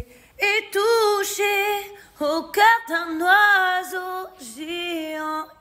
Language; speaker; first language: French; native; French